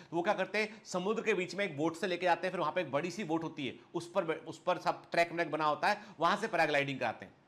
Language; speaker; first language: Hindi; native; Hindi